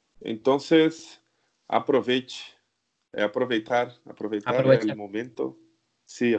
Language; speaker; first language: Spanish; non-native, learner; Portuguese